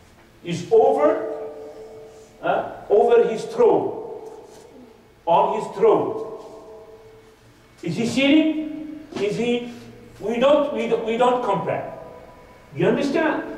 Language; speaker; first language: English; non-native, fluent; Arabic